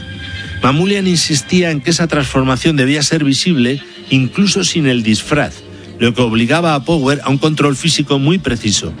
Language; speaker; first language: Spanish; native; Spanish